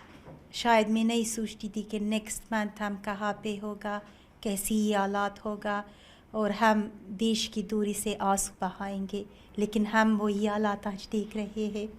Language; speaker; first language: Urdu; non-native, learner; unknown